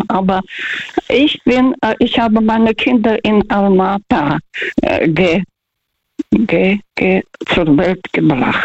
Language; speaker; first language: German; non-native, fluent; Russian